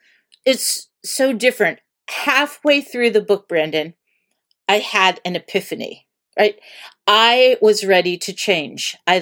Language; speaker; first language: English; native; English